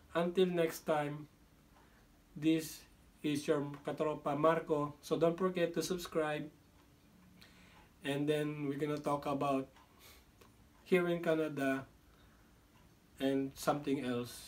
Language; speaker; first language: English; non-native, local second language; Filipino